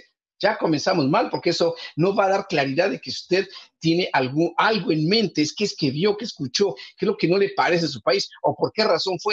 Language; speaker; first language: Spanish; native; Spanish